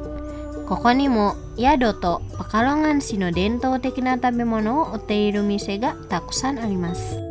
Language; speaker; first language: Japanese; non-native, fluent; Indonesian